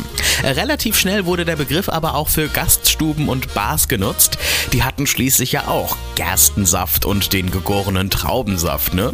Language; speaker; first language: German; native; German